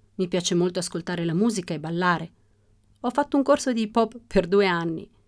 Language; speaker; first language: Italian; early bilingual, other home language; Russian